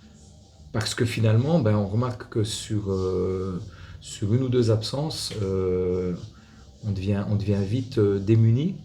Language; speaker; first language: French; native; French